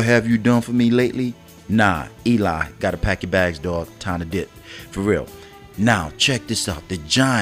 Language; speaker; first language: English; native; English